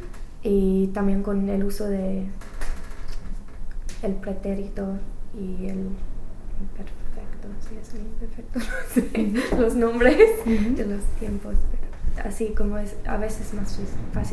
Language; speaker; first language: Spanish; non-native, learner; English